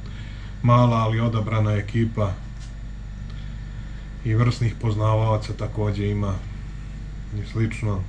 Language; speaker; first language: Serbian; native; Serbian